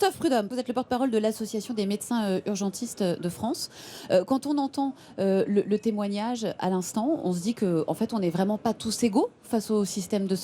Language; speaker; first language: French; native; French